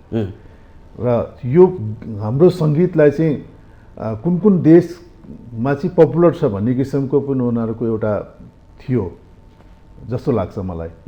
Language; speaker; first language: Nepali; native; Nepali